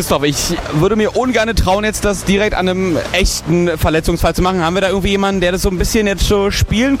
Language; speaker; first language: German; native; German